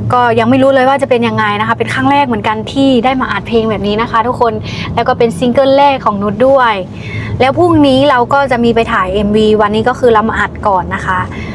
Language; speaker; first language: Thai; non-native, fluent; Lao